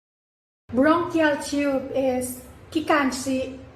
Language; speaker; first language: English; non-native, local second language; Filipino